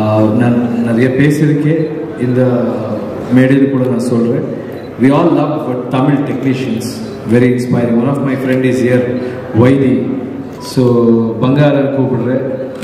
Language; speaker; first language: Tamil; non-native, learner; Kannada